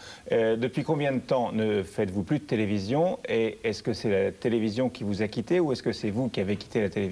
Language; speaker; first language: French; native; French